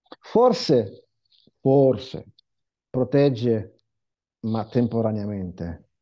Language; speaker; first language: Italian; non-native, fluent; Hebrew